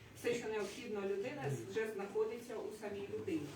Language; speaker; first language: Ukrainian; non-native, local second language; Russian